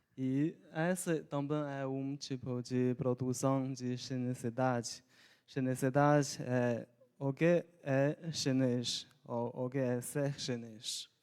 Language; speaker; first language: Portuguese; non-native, local second language; Chinese